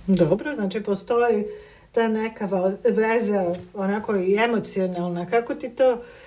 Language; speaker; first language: Serbian; native; Serbian